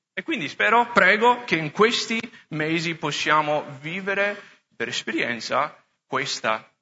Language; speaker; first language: Italian; non-native, fluent; English